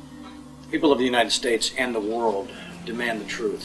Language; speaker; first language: English; native; English